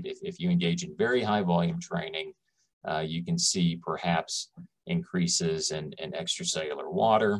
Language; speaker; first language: English; native; English